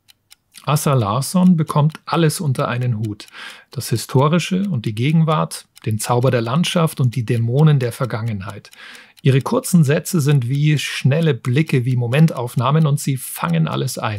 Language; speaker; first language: German; native; German